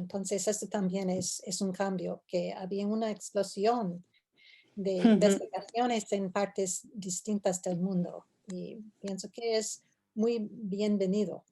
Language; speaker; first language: Spanish; non-native, fluent; English